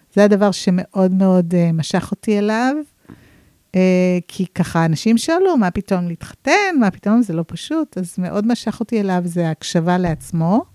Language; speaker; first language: Hebrew; non-native, fluent; English